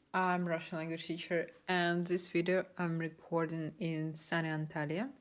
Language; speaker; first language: English; non-native, fluent; Russian